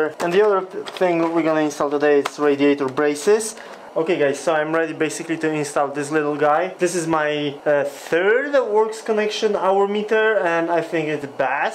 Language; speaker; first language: English; non-native, fluent; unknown